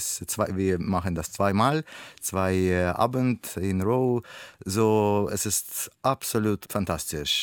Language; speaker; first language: German; non-native, fluent; Russian